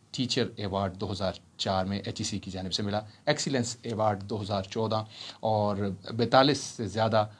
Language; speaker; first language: Urdu; non-native, local second language; Punjabi